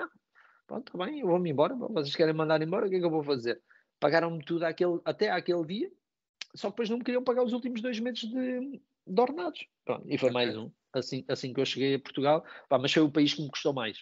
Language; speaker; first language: Portuguese; native; Portuguese